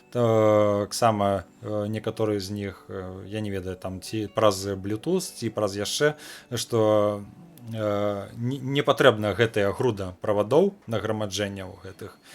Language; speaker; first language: Belarusian; non-native, local second language; Russian